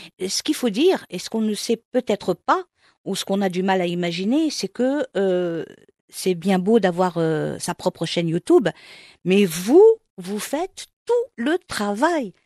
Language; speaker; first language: French; non-native, local second language; Arabic